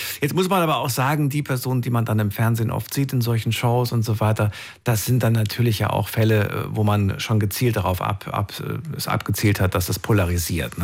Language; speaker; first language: German; native; German